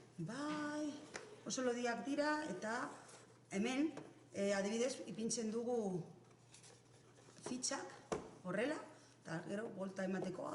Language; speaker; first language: Basque; non-native, local second language; Spanish